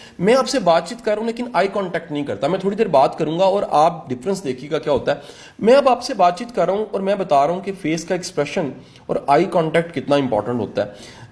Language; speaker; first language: Urdu; non-native, local second language; Punjabi